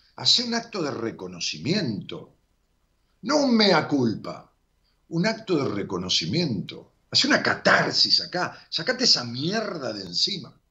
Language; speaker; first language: Spanish; native; Spanish